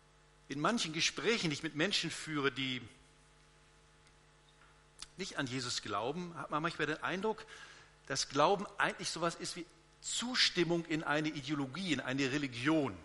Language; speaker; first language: German; native; German